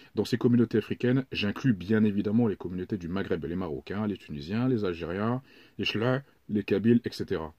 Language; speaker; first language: French; native; French